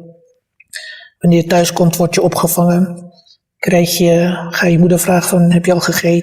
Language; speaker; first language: Dutch; early bilingual, other home language; Malay